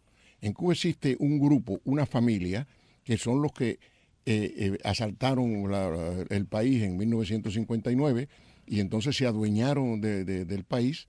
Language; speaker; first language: Spanish; native; Spanish